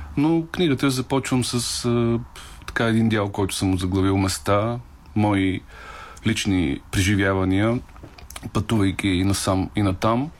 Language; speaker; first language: Bulgarian; native; Bulgarian